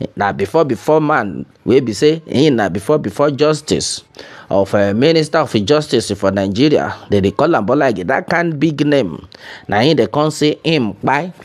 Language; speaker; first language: Nigerian Pidgin; non-native, local second language; Yoruba